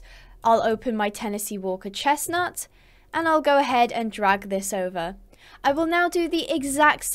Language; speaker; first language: English; native; English